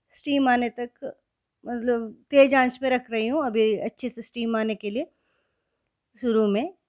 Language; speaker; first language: Hindi; non-native, local second language; Kannada